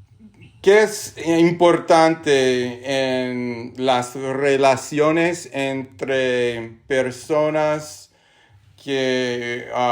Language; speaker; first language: Spanish; non-native, learner; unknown